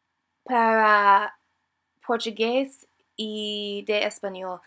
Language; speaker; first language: Portuguese; non-native, learner; English